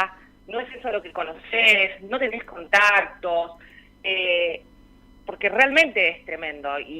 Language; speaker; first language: Spanish; native; Spanish